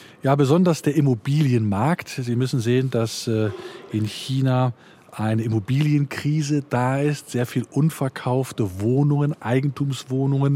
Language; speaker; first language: German; native; German